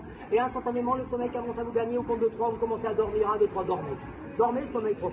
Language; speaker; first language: French; native; French